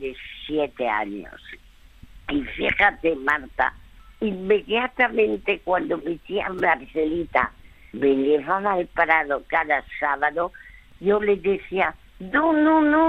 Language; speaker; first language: Spanish; early bilingual, other home language; French